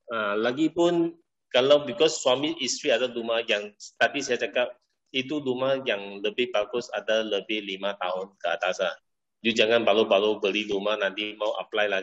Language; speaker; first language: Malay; non-native, local second language; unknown